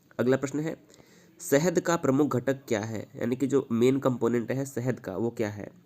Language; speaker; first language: Hindi; native; Hindi